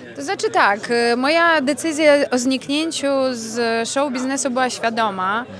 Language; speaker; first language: Polish; non-native, fluent; Ukrainian